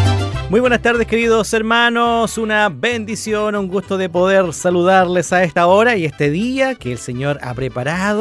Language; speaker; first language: Spanish; native; Spanish